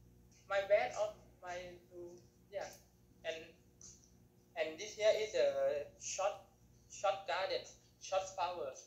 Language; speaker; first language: English; non-native, learner; Thai